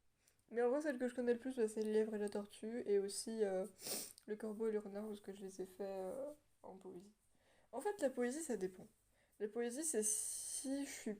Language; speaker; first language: French; native; French